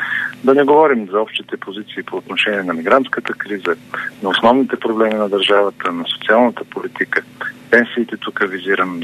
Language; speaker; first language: Bulgarian; native; Bulgarian